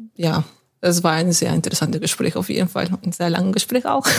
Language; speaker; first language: German; non-native, fluent; Spanish